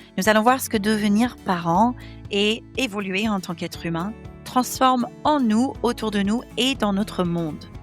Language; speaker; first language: French; non-native, fluent; English